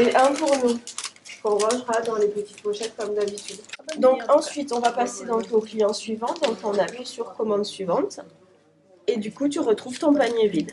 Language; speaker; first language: French; native; French